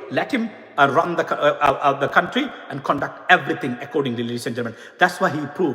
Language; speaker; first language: English; non-native, local second language; Bangla